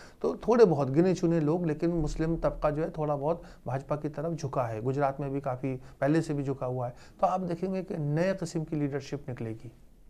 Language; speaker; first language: Urdu; native; Urdu